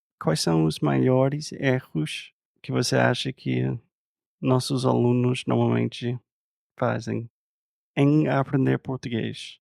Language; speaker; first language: Portuguese; non-native, fluent; English